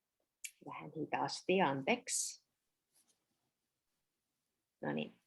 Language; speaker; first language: Finnish; non-native, learner; English